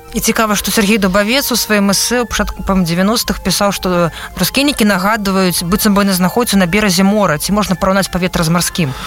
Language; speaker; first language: Belarusian; native; Belarusian